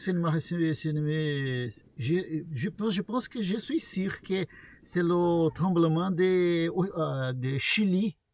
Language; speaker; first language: French; non-native, learner; Portuguese